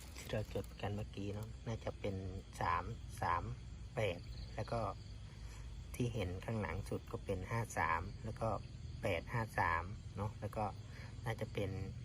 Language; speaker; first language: Thai; non-native, local second language; Northern Khmer